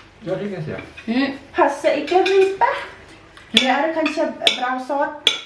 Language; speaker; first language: Swedish; non-native, learner; Thai